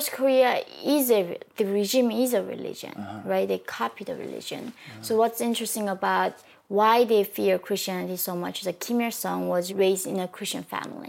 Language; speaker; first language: English; non-native, fluent; Korean